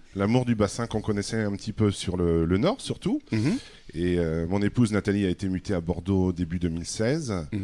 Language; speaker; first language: French; native; French